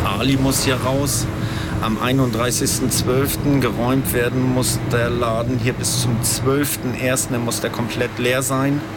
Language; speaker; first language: German; native; German